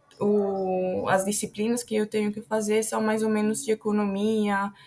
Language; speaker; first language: Portuguese; non-native, fluent; Italian